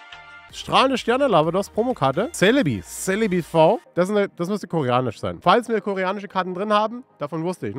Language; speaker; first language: German; native; German